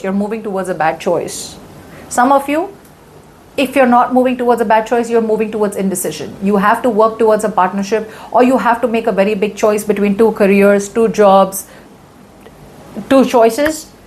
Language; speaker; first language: English; non-native, local second language; Hindi